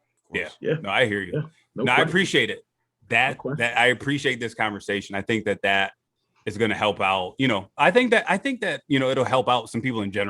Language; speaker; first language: English; native; English